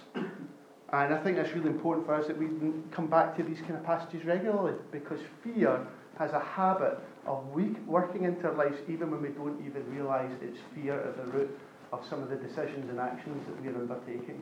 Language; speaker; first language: English; native; English